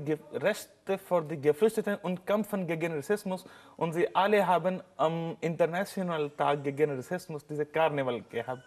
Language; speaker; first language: German; non-native, learner; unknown